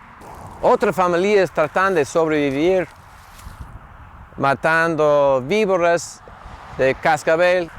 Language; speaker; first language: Spanish; non-native, fluent; English